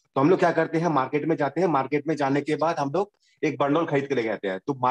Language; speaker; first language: Hindi; non-native, local second language; Bangla